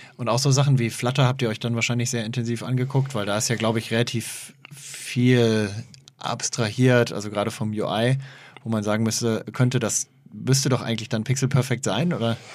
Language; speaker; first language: German; native; German